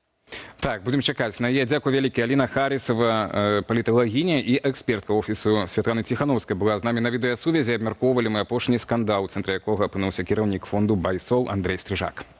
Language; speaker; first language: Belarusian; native; Belarusian